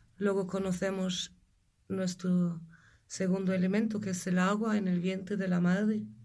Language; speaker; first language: Spanish; non-native, fluent; German